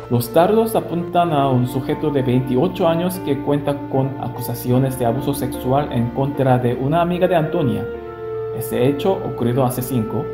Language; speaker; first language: Spanish; non-native, fluent; Korean